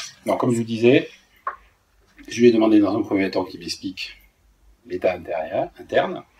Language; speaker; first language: French; native; French